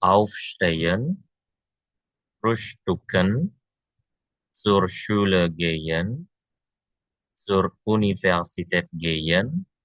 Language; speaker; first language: German; non-native, fluent; Indonesian